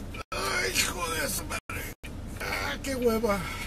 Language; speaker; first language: Spanish; native; Spanish